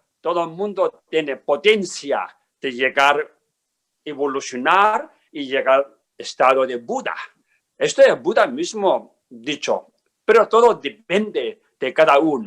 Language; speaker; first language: Spanish; non-native, learner; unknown